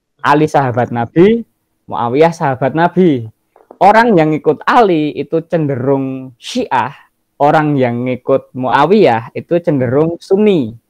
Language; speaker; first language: Indonesian; native; Indonesian